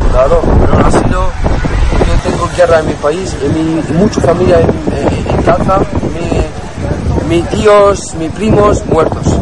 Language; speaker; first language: Spanish; non-native, learner; Arabic